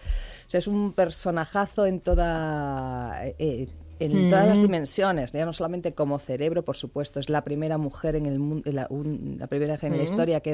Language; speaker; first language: Spanish; native; Spanish